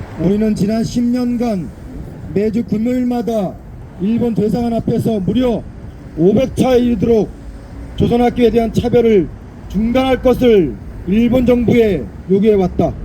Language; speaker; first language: Korean; native; Korean